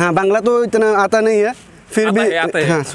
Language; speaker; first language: Hindi; non-native, local second language; Kok Borok